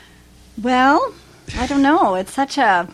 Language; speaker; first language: English; native; English